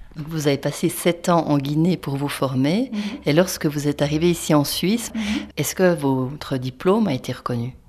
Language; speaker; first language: French; native; French